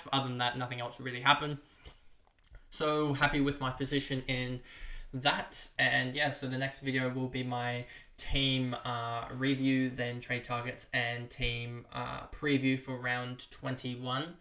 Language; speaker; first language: English; native; English